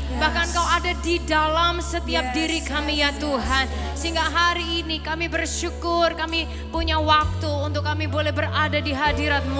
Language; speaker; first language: Indonesian; native; Indonesian